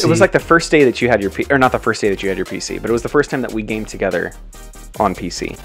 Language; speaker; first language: English; native; English